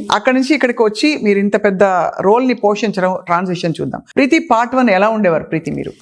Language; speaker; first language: Telugu; native; Telugu